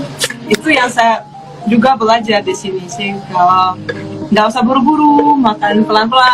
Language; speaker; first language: Indonesian; non-native, fluent; Russian